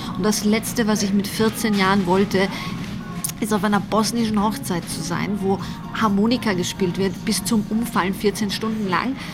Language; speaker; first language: German; early bilingual, other home language; Bosnian